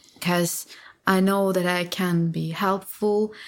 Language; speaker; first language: English; non-native, fluent; Ukrainian